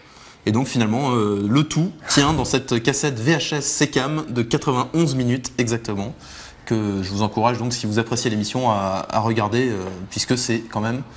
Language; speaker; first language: French; native; French